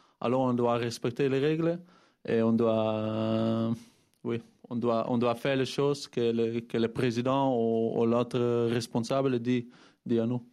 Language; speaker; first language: French; non-native, fluent; Dutch